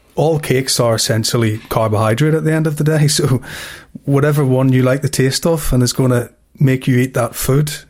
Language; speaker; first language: English; native; English